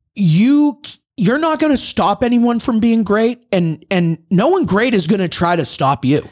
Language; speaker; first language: English; native; English